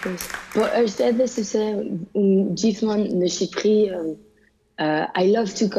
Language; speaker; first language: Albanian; early bilingual, heritage; Albanian